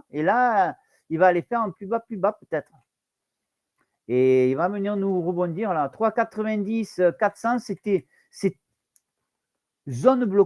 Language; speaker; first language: French; native; French